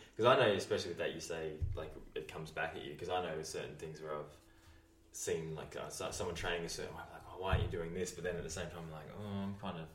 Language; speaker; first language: English; native; English